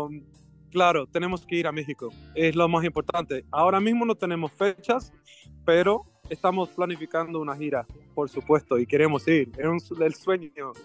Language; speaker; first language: Spanish; non-native, fluent; Swedish